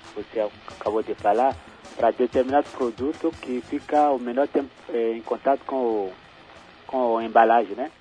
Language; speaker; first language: Portuguese; non-native, fluent; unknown